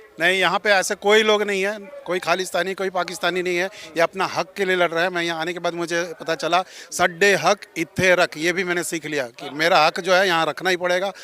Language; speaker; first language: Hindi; non-native, local second language; Malayalam